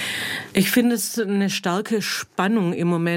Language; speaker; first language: German; native; German